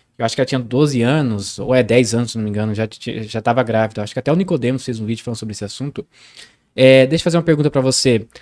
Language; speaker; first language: Portuguese; native; Portuguese